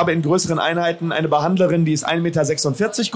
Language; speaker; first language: German; native; German